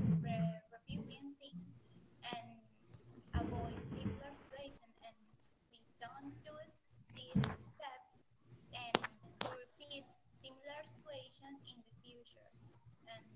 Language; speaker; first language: English; non-native, learner; Spanish